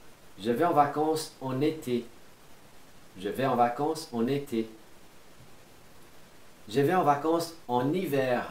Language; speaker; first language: French; non-native, fluent; Portuguese